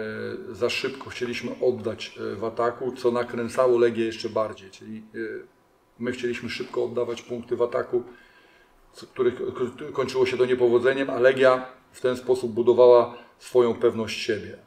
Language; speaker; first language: Polish; native; Polish